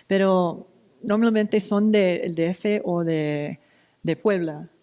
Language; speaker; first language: Spanish; non-native, fluent; English